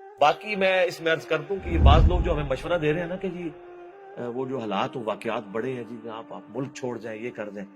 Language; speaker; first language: Urdu; non-native, local second language; Punjabi